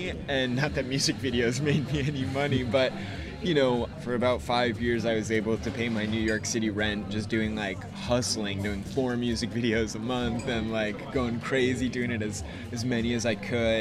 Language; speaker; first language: English; native; English